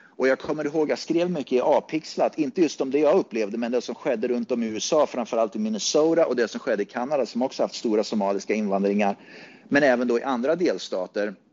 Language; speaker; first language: Swedish; native; Swedish